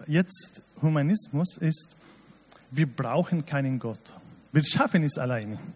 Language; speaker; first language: German; non-native, fluent; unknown